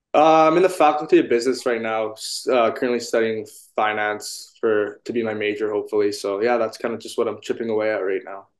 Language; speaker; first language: English; native; English